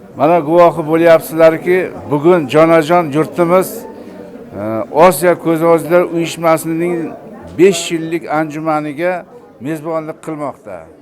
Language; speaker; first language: Uzbek; native; Uzbek